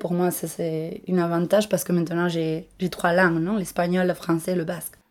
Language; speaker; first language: French; non-native, local second language; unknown